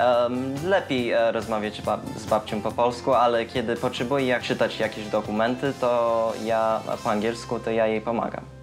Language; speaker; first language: Polish; early bilingual, heritage; Polish